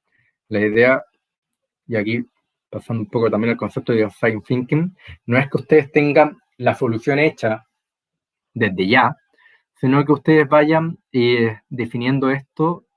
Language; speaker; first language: Spanish; native; Spanish